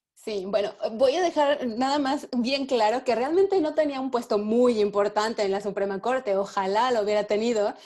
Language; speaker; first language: Spanish; native; Spanish